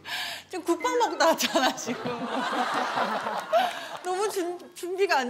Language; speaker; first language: Korean; native; Korean